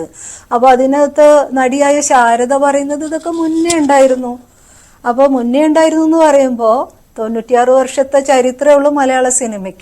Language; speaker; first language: Malayalam; native; Malayalam